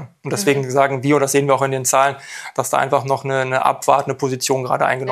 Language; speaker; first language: German; native; German